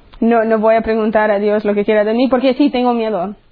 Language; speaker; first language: Spanish; early bilingual, heritage; English